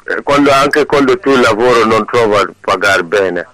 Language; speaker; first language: Italian; non-native, learner; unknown